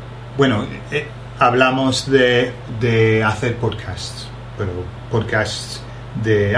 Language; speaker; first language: Spanish; non-native, fluent; English